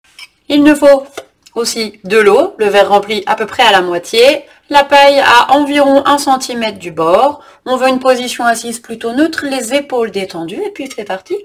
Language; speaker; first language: French; native; French